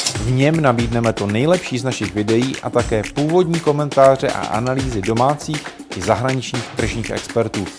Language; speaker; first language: Czech; native; Czech